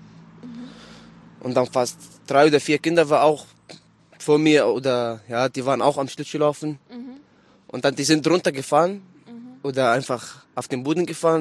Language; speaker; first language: German; non-native, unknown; Arabic